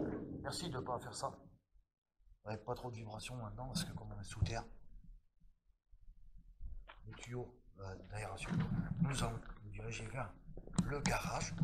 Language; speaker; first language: French; native; French